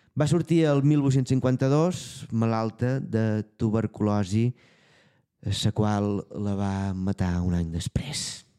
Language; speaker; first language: Catalan; native; Catalan